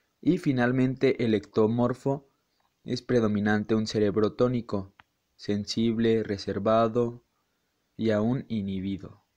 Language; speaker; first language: Spanish; native; Spanish